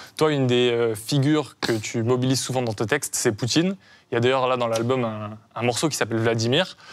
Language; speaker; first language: French; native; French